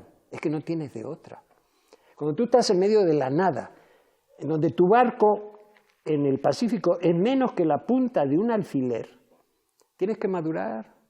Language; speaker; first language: Spanish; native; Spanish